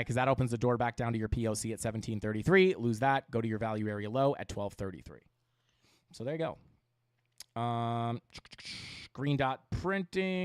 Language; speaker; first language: English; native; English